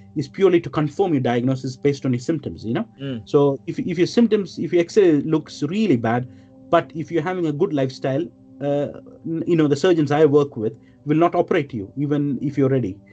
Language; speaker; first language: English; non-native, local second language; Malayalam